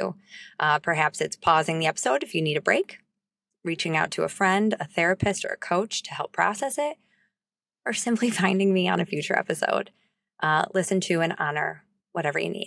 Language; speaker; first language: English; native; English